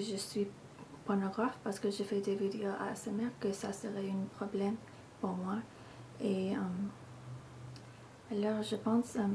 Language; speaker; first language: French; non-native, learner; English